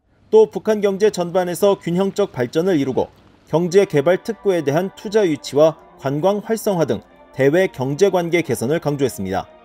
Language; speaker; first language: Korean; native; Korean